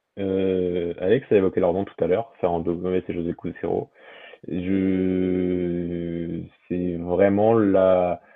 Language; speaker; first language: French; early bilingual, other home language; Portuguese